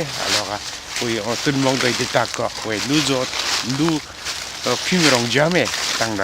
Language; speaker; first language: French; non-native, fluent; Korean